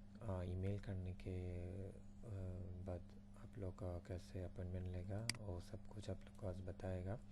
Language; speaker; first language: Hindi; non-native, fluent; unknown